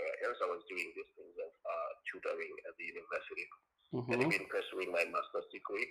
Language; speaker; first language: English; non-native, local second language; Tongan